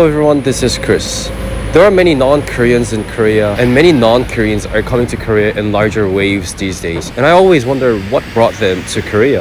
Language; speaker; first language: English; non-native, fluent; Korean